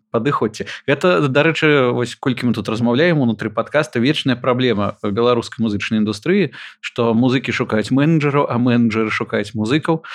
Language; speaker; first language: Belarusian; non-native, local second language; Russian